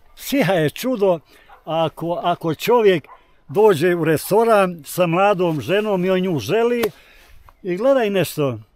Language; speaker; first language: Croatian; native; Croatian